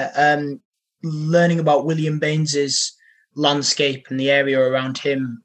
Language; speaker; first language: English; native; English